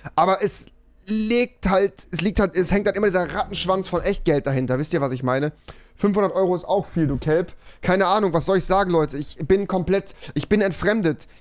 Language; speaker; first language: German; native; German